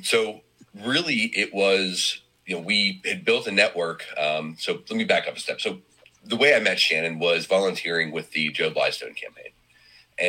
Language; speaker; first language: English; native; English